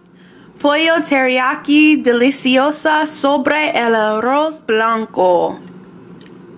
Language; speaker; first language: Spanish; non-native, learner; English